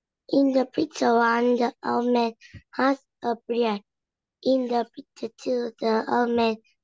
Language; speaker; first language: English; non-native, learner; Vietnamese